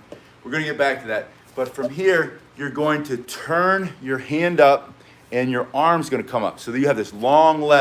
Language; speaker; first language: English; native; English